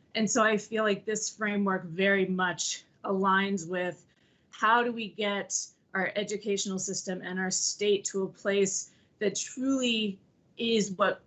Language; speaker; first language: English; native; English